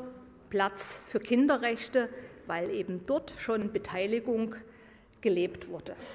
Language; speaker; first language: German; native; German